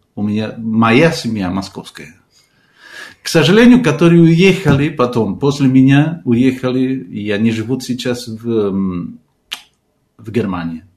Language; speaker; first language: Russian; non-native, fluent; Spanish